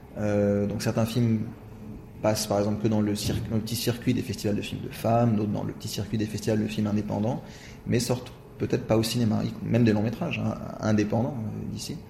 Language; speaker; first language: French; native; French